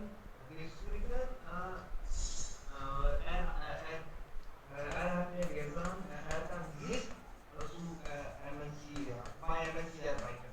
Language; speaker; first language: German; non-native, learner; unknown